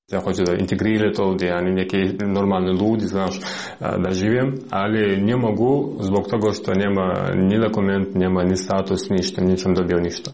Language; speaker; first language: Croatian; non-native, learner; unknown